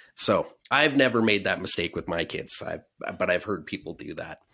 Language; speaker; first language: English; native; English